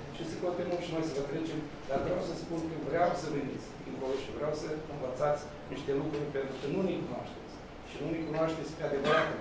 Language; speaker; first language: Romanian; native; Romanian